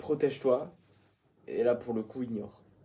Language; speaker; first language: French; native; French